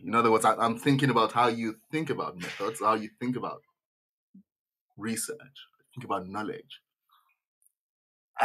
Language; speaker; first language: English; non-native, local second language; Yoruba